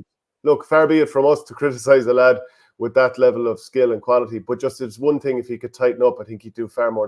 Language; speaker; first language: English; native; English